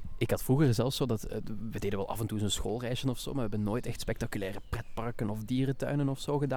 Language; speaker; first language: Dutch; native; Dutch